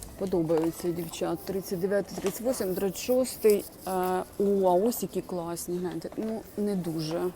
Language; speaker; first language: Ukrainian; native; Ukrainian